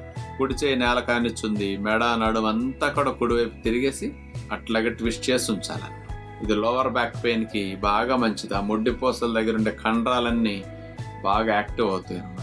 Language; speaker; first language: Telugu; native; Telugu